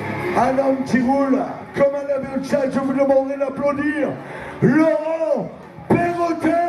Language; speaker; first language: French; native; French